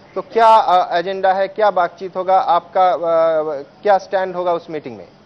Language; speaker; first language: Hindi; non-native, local second language; Bangla